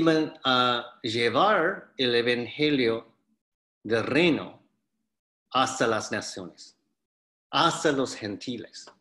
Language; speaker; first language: Spanish; non-native, fluent; English